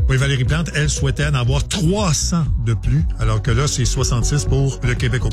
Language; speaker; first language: French; native; French